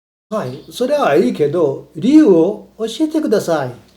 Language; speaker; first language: Japanese; non-native, fluent; Portuguese